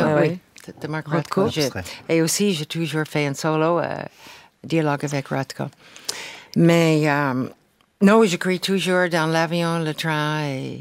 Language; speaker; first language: French; non-native, fluent; English